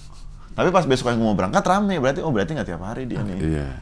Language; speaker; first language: Indonesian; early bilingual, other home language; Fula